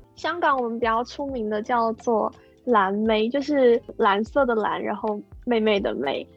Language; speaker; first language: Chinese; native; Chinese